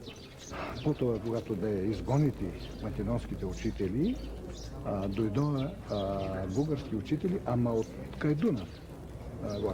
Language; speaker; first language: Bulgarian; non-native, local second language; Macedonian